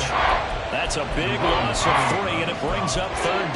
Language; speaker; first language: English; native; English